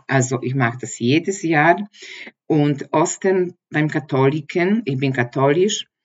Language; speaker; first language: German; non-native, learner; Polish